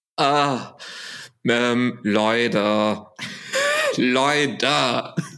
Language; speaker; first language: German; early bilingual, other home language; Arabic